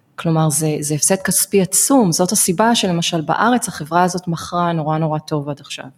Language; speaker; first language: Hebrew; non-native, fluent; English